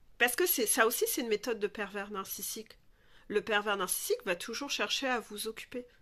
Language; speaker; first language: French; native; French